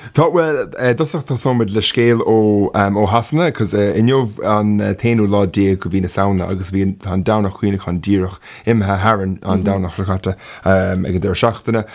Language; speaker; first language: Irish; non-native, local second language; English